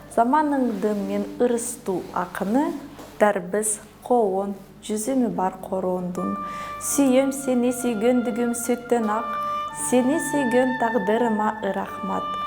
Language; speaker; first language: Kyrgyz; early bilingual, other home language; Russian